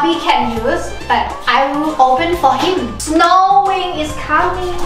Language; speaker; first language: English; non-native, learner; Thai